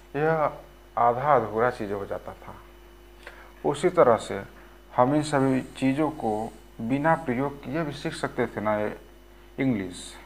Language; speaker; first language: Hindi; non-native, local second language; Bhojpuri